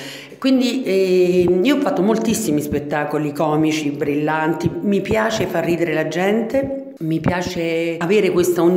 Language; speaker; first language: Italian; native; Italian